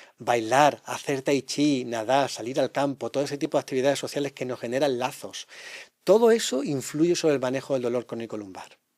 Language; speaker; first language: Spanish; native; Spanish